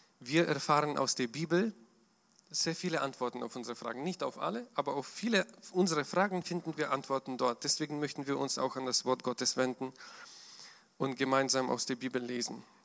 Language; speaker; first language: German; non-native, fluent; Russian